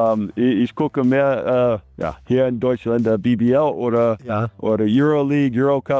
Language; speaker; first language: German; non-native, learner; English